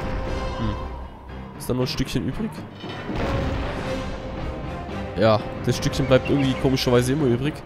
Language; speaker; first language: German; native; German